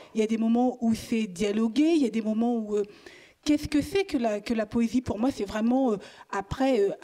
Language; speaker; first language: French; native; French